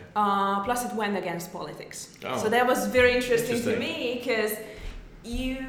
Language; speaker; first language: English; non-native, fluent; Hungarian